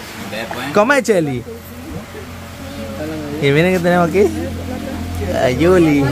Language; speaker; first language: Spanish; native; Spanish